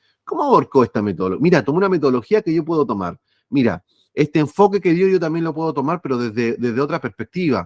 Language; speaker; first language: Spanish; native; Spanish